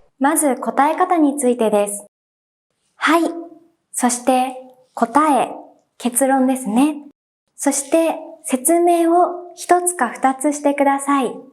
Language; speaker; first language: Japanese; native; Japanese